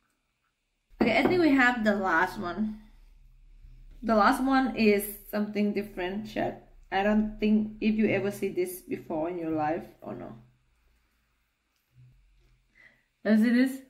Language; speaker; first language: English; non-native, learner; Thai